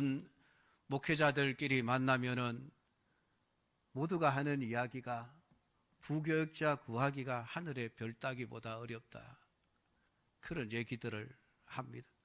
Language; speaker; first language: Korean; native; Korean